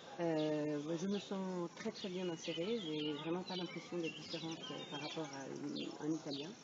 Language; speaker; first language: French; native; French